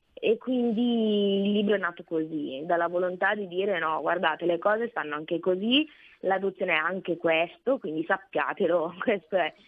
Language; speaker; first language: Italian; early bilingual, other home language; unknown